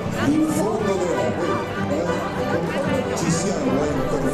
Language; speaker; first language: Italian; native; Italian